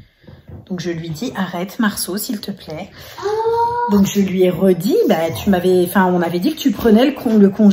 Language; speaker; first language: French; native; French